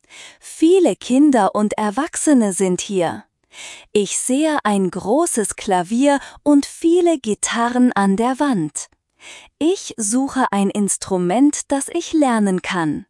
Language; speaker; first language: German; non-native, fluent; Turkish